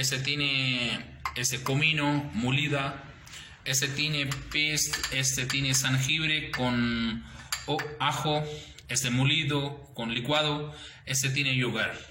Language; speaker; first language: Spanish; non-native, learner; Urdu